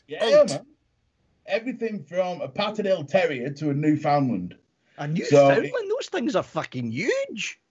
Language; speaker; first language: English; native; English